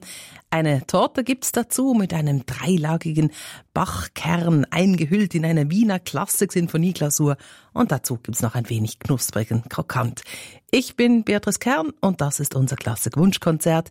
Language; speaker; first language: German; native; German